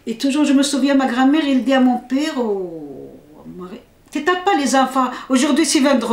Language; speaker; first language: French; non-native, learner; Arabic